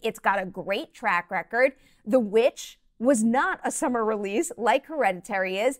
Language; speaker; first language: English; native; English